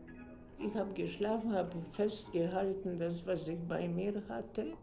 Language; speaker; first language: German; non-native, fluent; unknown